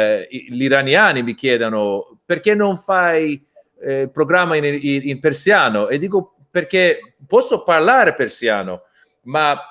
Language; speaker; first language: Italian; non-native, learner; English